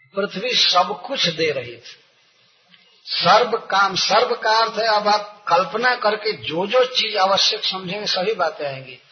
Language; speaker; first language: Hindi; native; Hindi